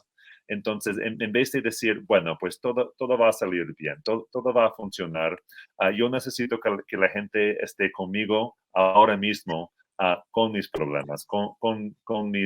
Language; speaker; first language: Spanish; non-native, fluent; English